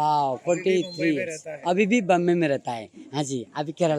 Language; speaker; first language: Hindi; non-native, learner; Nepali